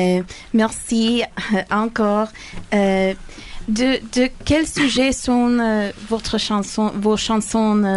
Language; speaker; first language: French; non-native, learner; English